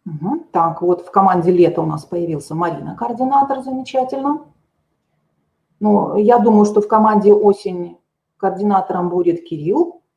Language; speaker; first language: Russian; native; Russian